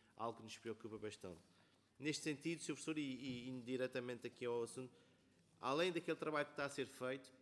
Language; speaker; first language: Portuguese; native; Portuguese